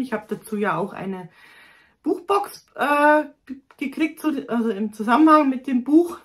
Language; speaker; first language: German; native; German